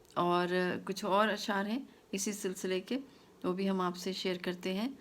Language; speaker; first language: Urdu; native; Urdu